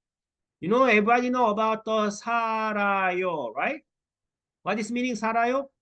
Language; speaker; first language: English; non-native, learner; Korean